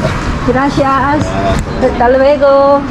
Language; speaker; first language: Spanish; non-native, learner; Filipino